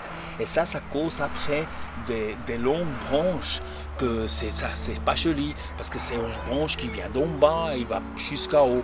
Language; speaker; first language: French; non-native, local second language; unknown